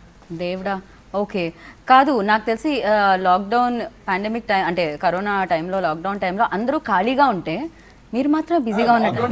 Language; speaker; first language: Telugu; native; Telugu